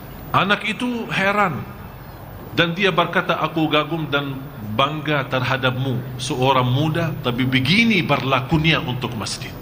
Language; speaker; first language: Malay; non-native, fluent; Arabic